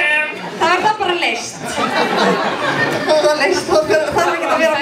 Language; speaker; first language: Icelandic; native; Icelandic